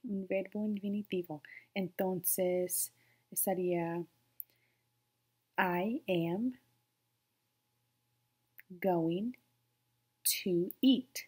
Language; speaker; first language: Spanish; non-native, fluent; English